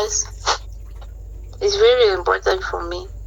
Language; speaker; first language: English; non-native, learner; French